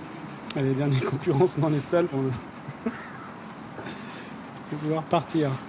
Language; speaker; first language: French; native; French